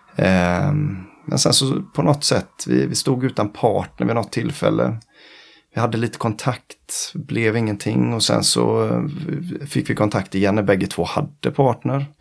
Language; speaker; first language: Swedish; native; Swedish